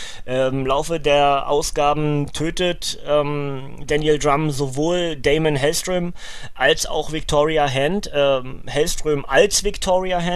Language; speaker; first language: German; native; German